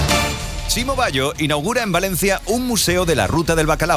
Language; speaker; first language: Spanish; native; Spanish